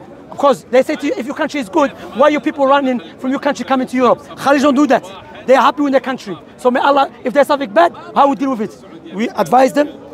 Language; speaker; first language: English; non-native, fluent; Arabic